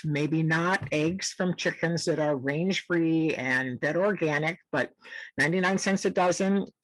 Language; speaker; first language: English; native; English